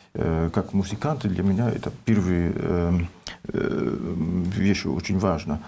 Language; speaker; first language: Russian; non-native, learner; French